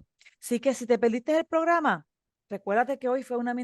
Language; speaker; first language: Spanish; native; Spanish